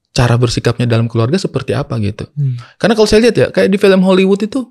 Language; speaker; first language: Indonesian; native; Indonesian